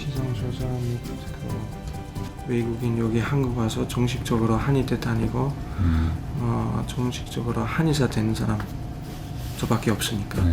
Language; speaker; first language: Korean; non-native, fluent; German